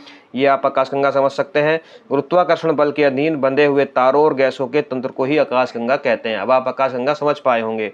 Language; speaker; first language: Hindi; native; Hindi